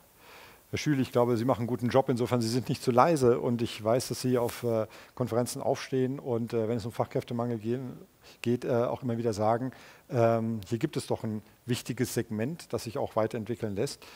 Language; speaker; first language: German; native; German